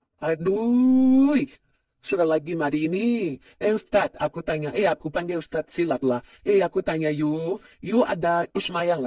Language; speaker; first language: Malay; non-native, learner; Rohingya